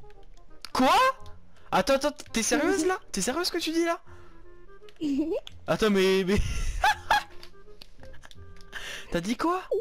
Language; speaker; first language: French; native; French